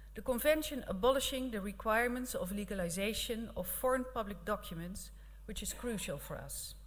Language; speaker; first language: English; non-native, fluent; Dutch